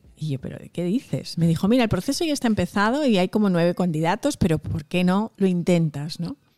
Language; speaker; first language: Spanish; early bilingual, other home language; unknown